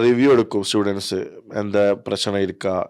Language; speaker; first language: Tamil; non-native, learner; Malayalam